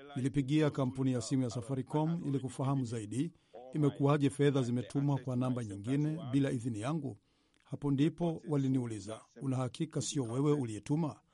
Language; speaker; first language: Swahili; non-native, local second language; Rundi